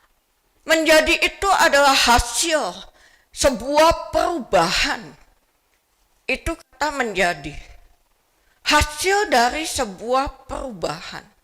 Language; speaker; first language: Indonesian; native; Indonesian